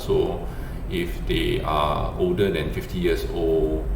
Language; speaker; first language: English; native; English